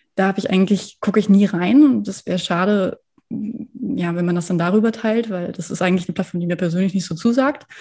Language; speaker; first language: German; native; German